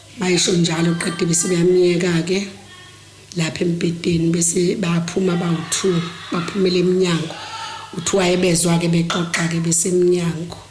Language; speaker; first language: Zulu; native; Zulu